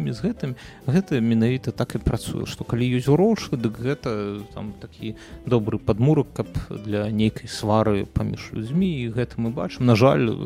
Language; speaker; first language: Belarusian; non-native, local second language; Russian